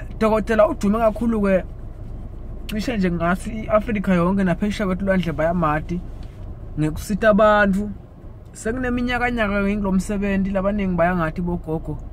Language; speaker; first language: Zulu; non-native, local second language; Swati